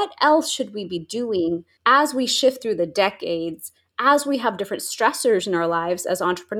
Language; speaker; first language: English; native; English